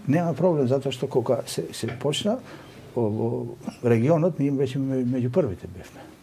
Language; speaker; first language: Macedonian; non-native, local second language; Albanian